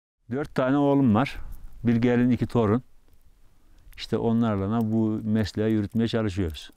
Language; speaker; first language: Turkish; native; Turkish